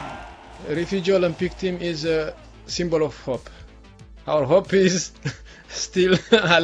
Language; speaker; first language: English; non-native, learner; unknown